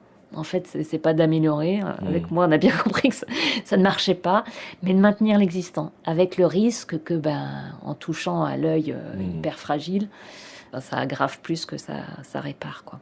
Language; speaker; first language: French; native; French